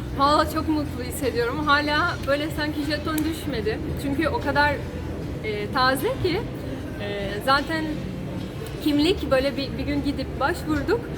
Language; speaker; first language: Turkish; non-native, fluent; Portuguese